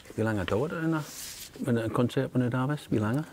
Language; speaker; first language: German; non-native, fluent; English